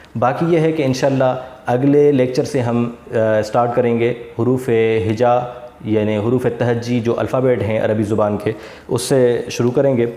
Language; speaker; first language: Urdu; non-native, local second language; Sindhi